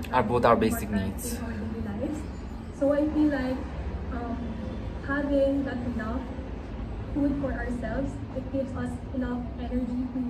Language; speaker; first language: English; non-native, local second language; Filipino